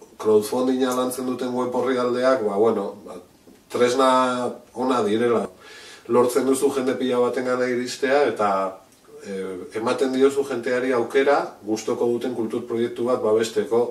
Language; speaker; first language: Basque; non-native, local second language; Spanish